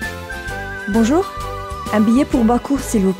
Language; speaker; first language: French; non-native, learner; Azerbaijani